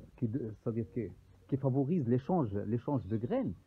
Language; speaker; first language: French; non-native, local second language; Arabic